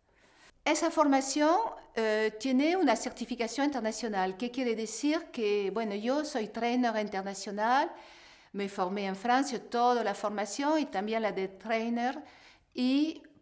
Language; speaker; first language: Spanish; non-native, fluent; French